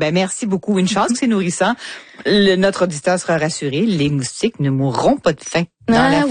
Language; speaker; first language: French; native; French